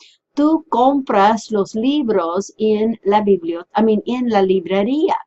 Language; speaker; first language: Spanish; non-native, fluent; English